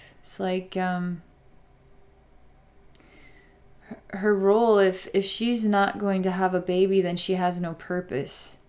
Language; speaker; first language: English; native; English